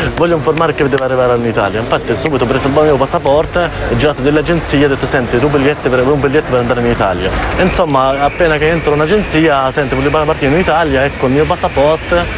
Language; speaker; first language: Italian; non-native, fluent; Arabic